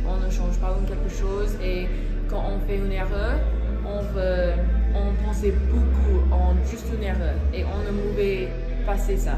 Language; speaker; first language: French; non-native, learner; English